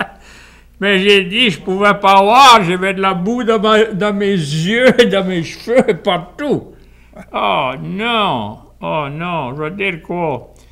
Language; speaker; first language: French; early bilingual, heritage; French